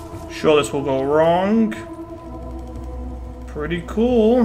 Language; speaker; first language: English; native; English